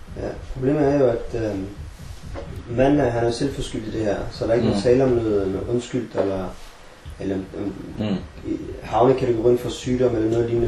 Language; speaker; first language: Danish; native; Danish